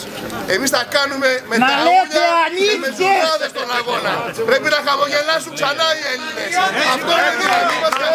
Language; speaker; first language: Greek; native; Greek